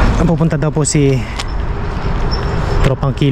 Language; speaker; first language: Filipino; native; Filipino